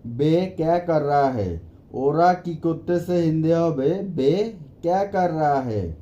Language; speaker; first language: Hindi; non-native, learner; Bangla